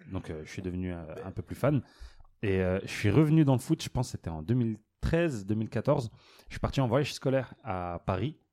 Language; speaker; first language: French; native; French